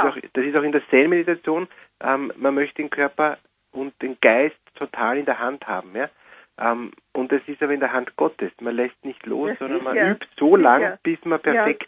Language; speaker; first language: German; native; German